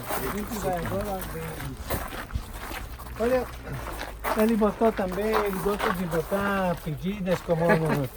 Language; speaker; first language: Portuguese; non-native, fluent; Hebrew